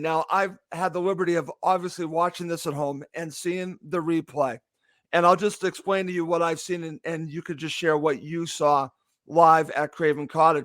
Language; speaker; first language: English; native; English